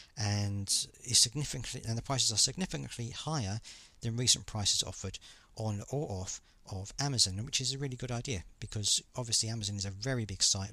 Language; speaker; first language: English; native; English